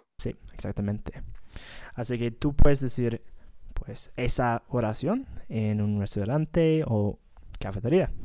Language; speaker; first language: Spanish; non-native, fluent; English